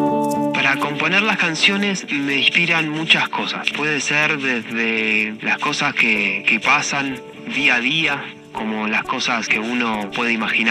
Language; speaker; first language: Spanish; native; Spanish